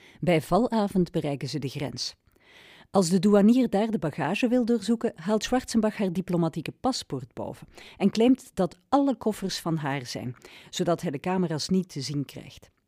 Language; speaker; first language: Dutch; native; Dutch